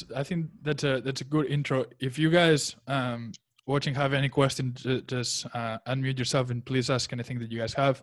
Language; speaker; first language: English; non-native, fluent; Spanish